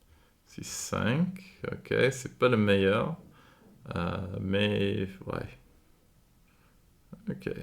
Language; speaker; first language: French; non-native, fluent; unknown